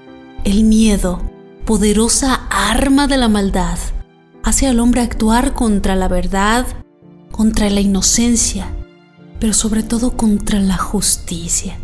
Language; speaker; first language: Spanish; native; Spanish